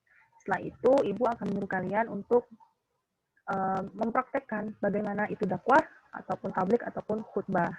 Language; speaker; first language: Indonesian; native; Indonesian